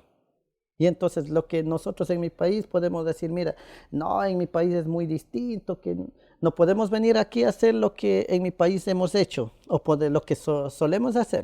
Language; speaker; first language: Spanish; non-native, local second language; Quechua